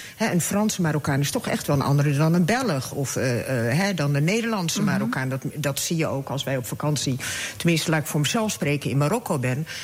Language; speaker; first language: Dutch; early bilingual, other home language; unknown